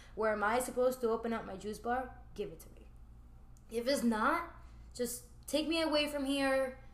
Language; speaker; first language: English; early bilingual, other home language; Spanish